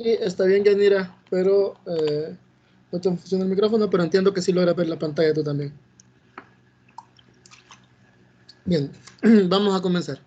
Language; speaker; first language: Spanish; native; Spanish